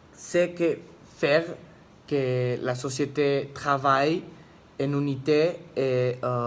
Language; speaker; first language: French; non-native, learner; Spanish